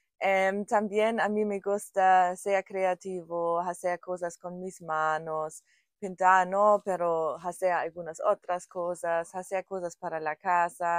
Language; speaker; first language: Spanish; non-native, fluent; German